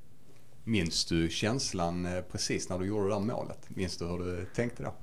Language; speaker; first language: Swedish; native; Swedish